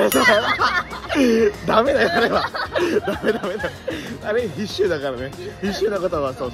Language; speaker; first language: Japanese; non-native, fluent; Indonesian